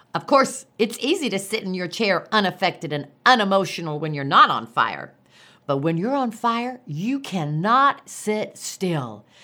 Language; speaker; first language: English; native; English